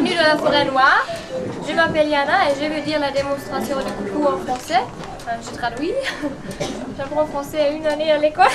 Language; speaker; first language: French; non-native, learner; German